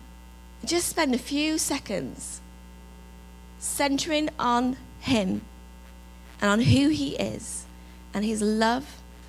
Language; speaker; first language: English; native; English